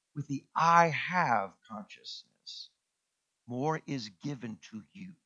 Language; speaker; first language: English; native; English